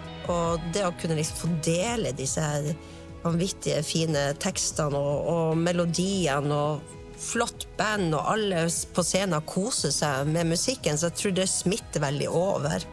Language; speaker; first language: Norwegian; native; Norwegian